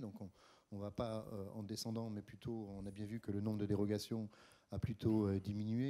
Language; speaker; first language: French; native; French